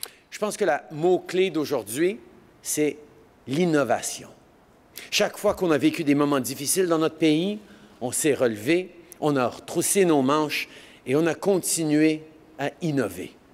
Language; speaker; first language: French; native; French